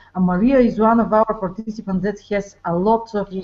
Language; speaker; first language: English; non-native, fluent; Bulgarian